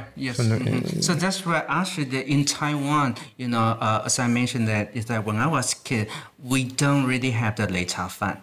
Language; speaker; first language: English; non-native, fluent; Chinese